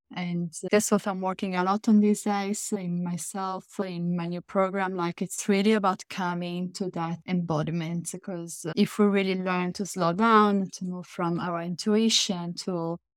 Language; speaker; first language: English; non-native, fluent; Italian